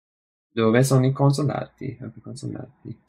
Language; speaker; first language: Italian; non-native, learner; English